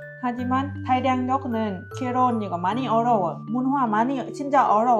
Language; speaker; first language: Korean; non-native, learner; Lao